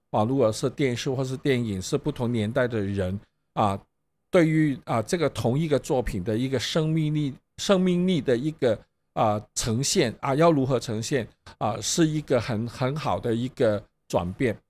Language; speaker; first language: Chinese; non-native, local second language; Cantonese